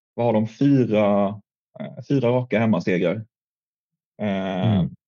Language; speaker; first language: Swedish; native; Swedish